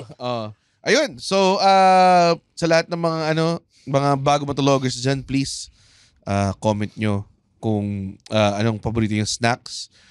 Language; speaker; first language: Filipino; native; Filipino